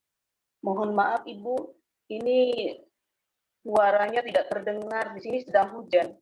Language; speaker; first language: Indonesian; native; Indonesian